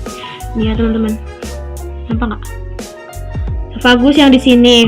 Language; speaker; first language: Indonesian; native; Indonesian